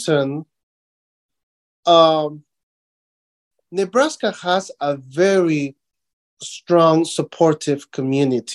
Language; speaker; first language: English; non-native, fluent; Spanish